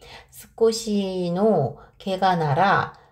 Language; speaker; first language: Japanese; non-native, fluent; Korean